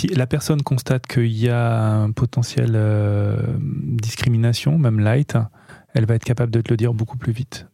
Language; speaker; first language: French; native; French